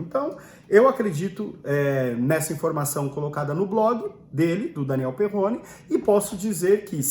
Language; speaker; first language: Portuguese; native; Portuguese